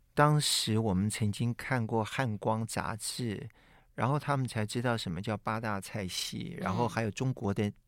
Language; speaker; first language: Chinese; native; Chinese